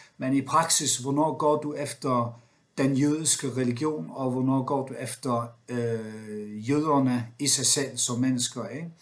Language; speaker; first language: Danish; non-native, local second language; Faroese